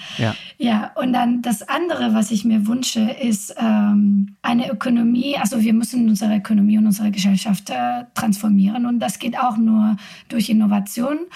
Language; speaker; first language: German; non-native, fluent; Spanish